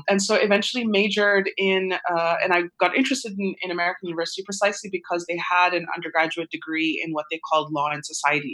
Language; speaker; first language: English; non-native, local second language; Urdu